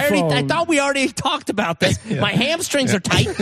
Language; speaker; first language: English; native; English